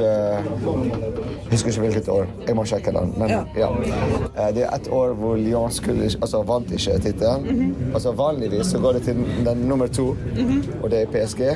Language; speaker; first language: Norwegian; non-native, fluent; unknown